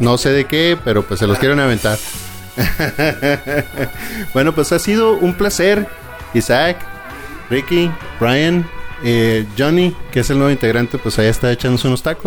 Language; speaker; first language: Spanish; native; Spanish